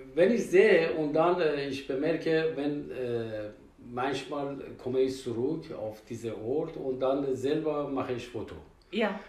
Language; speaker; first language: German; non-native, fluent; Persian